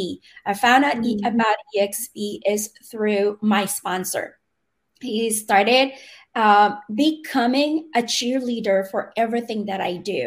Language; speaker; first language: English; non-native, local second language; Filipino